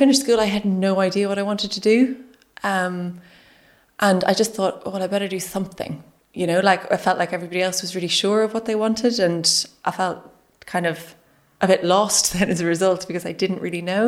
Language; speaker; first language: English; native; English